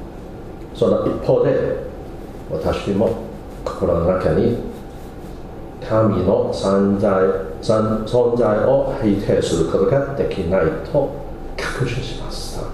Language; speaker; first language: Japanese; non-native, fluent; English